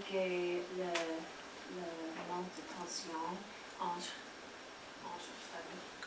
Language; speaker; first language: French; non-native, learner; English